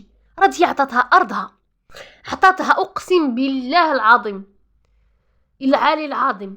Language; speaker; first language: Arabic; native; Arabic